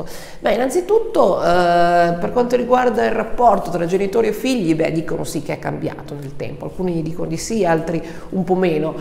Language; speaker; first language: Italian; native; Italian